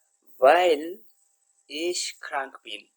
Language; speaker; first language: German; non-native, fluent; Tigrinya